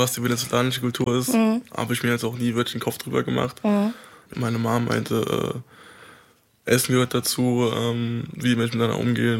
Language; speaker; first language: German; native; German